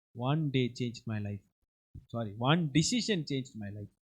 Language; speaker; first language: English; non-native, local second language; Tamil